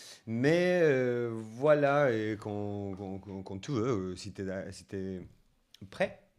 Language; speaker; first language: French; non-native, fluent; Spanish